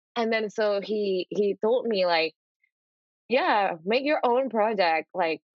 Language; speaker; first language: English; non-native, fluent; Indonesian